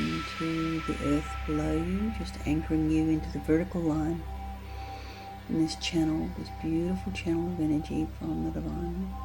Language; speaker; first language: English; native; English